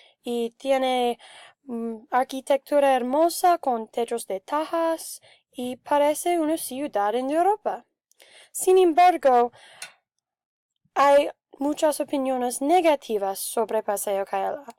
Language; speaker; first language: Spanish; non-native, learner; English